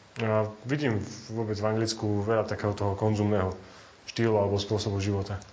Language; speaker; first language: Slovak; native; Slovak